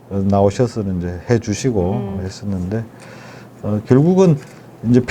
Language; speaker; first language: Korean; native; Korean